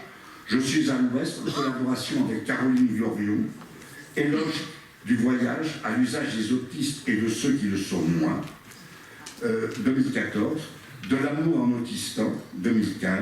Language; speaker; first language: French; native; French